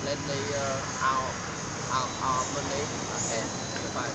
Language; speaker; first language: English; non-native, learner; Vietnamese